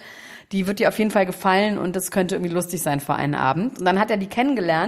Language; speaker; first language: German; native; German